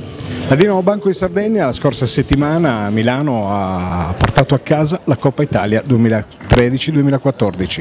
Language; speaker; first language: Italian; native; Italian